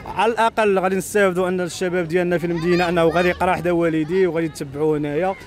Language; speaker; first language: Arabic; native; Arabic